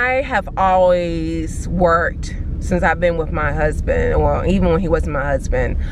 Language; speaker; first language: English; native; English